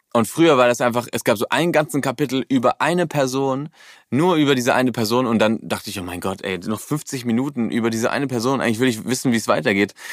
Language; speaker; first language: German; early bilingual, heritage; German